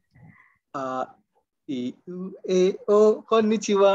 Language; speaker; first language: English; non-native, learner; Indonesian